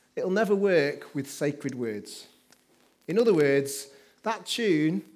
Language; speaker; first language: English; native; English